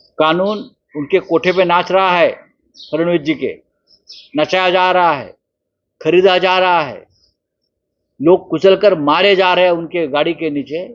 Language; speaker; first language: Hindi; non-native, local second language; Marathi